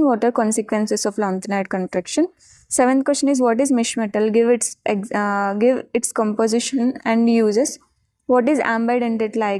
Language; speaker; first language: English; non-native, local second language; Telugu